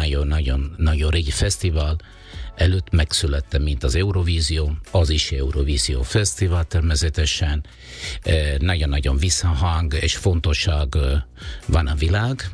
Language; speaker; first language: Hungarian; non-native, fluent; Italian